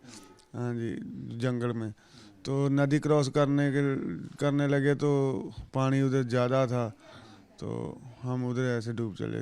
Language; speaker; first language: Hindi; non-native, local second language; Punjabi